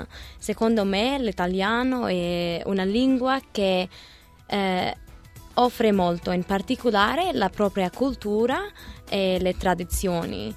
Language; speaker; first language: Italian; non-native, learner; Arabic